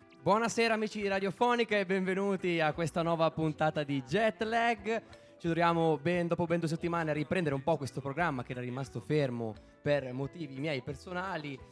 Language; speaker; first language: Italian; native; Italian